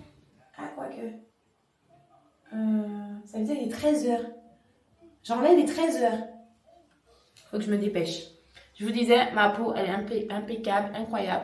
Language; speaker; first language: French; native; French